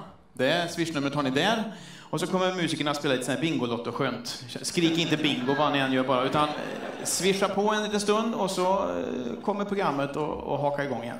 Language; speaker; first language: Swedish; native; Swedish